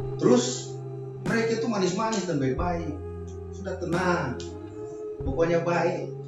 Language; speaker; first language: Indonesian; native; Indonesian